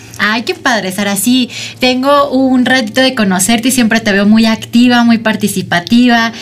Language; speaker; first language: Spanish; native; Spanish